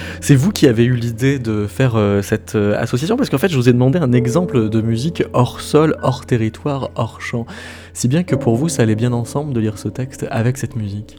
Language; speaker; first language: French; native; French